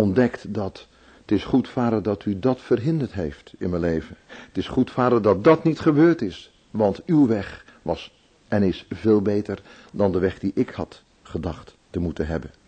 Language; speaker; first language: Dutch; native; Dutch